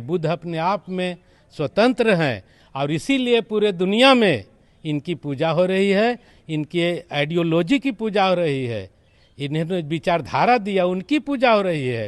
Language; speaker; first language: Hindi; native; Hindi